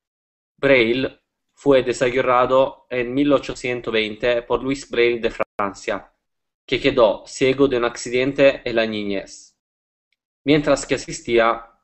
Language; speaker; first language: Spanish; non-native, fluent; Italian